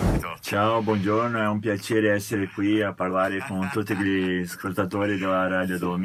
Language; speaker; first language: Italian; non-native, fluent; Portuguese